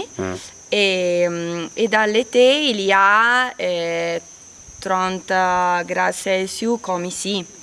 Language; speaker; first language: French; non-native, learner; Italian